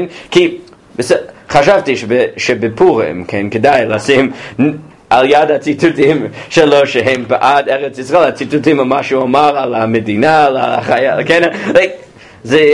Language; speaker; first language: Hebrew; non-native, fluent; English